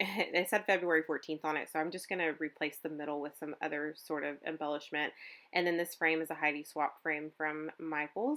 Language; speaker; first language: English; native; English